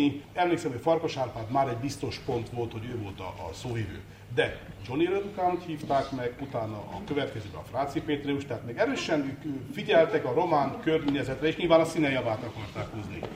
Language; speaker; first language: Hungarian; native; Hungarian